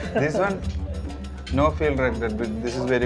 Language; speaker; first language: English; non-native, local second language; Malayalam